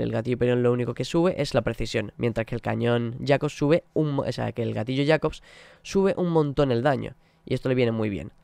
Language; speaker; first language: Spanish; native; Spanish